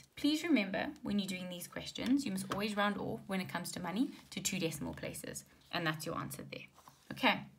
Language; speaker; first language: English; native; English